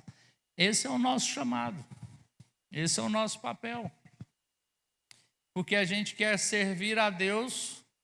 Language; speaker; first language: Portuguese; native; Portuguese